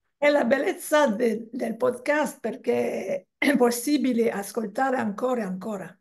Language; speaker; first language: Italian; non-native, learner; French